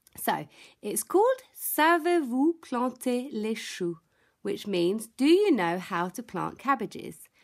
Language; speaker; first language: English; native; English